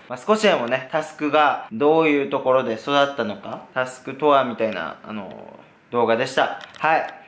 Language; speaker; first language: Japanese; native; Japanese